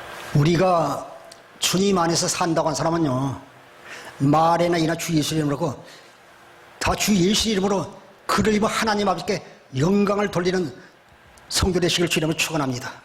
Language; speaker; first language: Korean; native; Korean